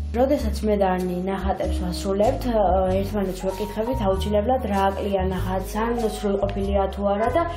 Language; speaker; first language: Georgian; native; Georgian